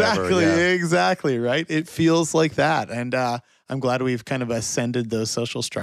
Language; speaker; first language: English; native; English